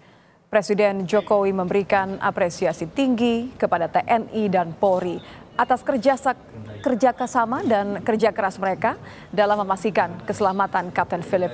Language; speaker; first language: Indonesian; native; Indonesian